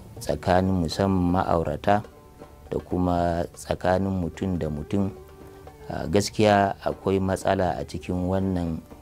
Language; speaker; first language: Hausa; native; Hausa